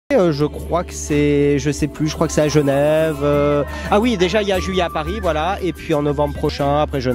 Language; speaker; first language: French; native; French